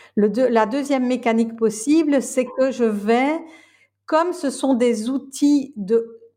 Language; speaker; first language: French; native; French